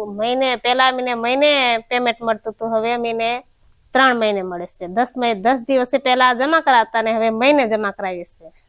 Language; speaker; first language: Gujarati; non-native, local second language; Rathawi